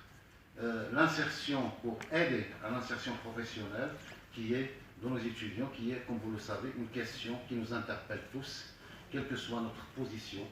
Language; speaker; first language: French; native; French